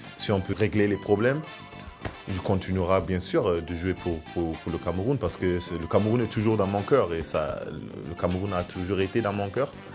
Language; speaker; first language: French; non-native, fluent; German